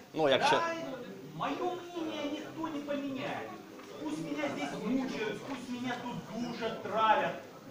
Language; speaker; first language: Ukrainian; non-native, local second language; Russian